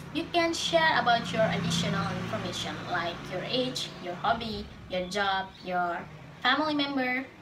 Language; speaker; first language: English; non-native, learner; Indonesian